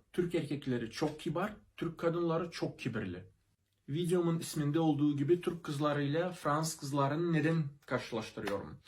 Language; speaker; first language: Turkish; non-native, fluent; Russian